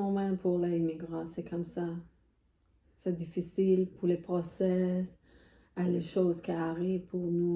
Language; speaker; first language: French; non-native, learner; Persian